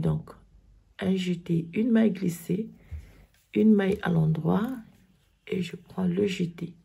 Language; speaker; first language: French; native; French